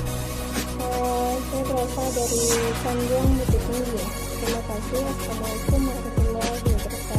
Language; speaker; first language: Indonesian; non-native, local second language; Minangkabau